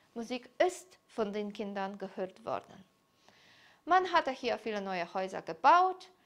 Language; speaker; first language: German; non-native, fluent; Polish